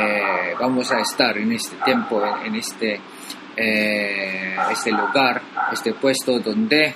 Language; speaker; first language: Spanish; non-native, learner; Filipino